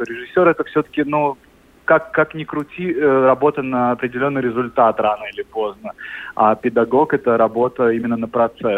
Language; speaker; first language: Russian; native; Russian